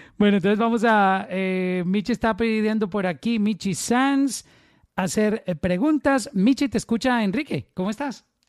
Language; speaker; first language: Spanish; native; Spanish